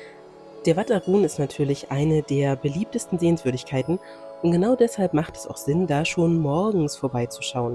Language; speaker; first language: German; native; German